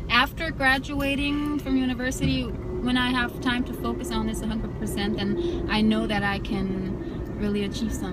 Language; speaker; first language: English; early bilingual, other home language; German